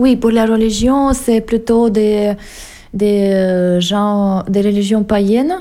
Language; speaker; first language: French; non-native, fluent; Russian